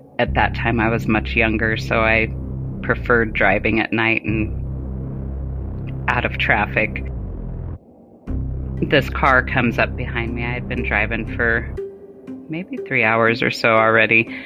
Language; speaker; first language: English; native; English